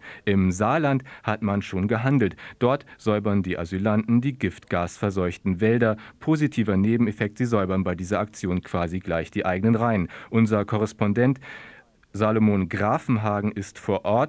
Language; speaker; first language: German; native; German